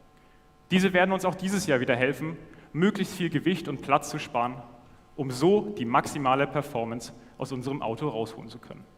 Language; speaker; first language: German; native; German